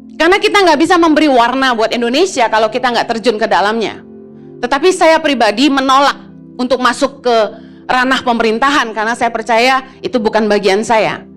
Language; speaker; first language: Indonesian; native; Indonesian